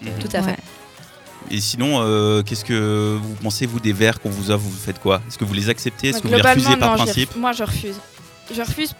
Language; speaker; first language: French; native; French